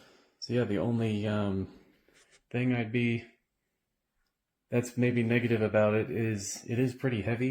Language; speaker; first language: English; native; English